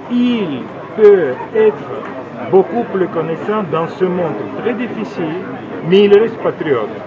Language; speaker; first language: French; non-native, fluent; Russian